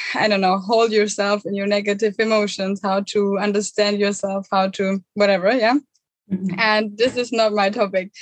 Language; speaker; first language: English; non-native, fluent; German